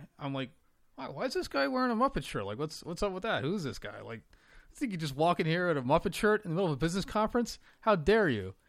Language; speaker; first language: English; native; English